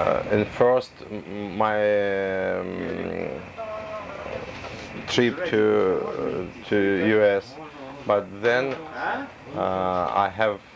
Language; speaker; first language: English; non-native, learner; Russian